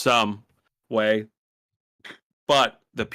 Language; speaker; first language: English; native; English